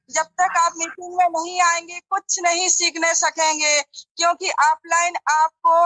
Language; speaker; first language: Hindi; non-native, local second language; Bangla